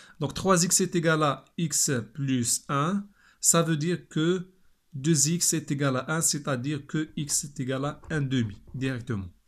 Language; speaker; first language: French; non-native, local second language; Arabic